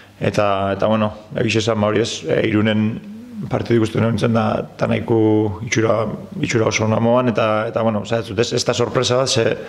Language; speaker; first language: Basque; native; Basque